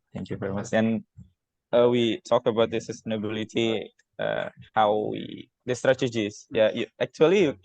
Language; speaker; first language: English; non-native, learner; Indonesian